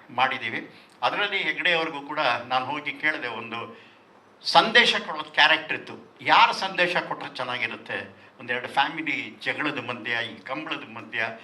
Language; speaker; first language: Kannada; non-native, local second language; Tulu